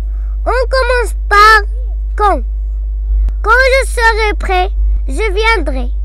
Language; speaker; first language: French; non-native, local second language; Arabic